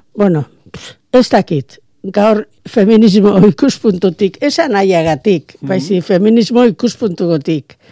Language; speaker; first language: Basque; native; Basque